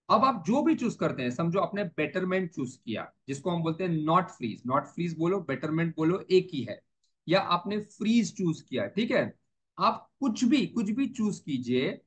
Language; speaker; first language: Hindi; native; Hindi